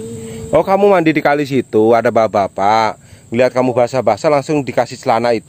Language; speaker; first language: Indonesian; native; Indonesian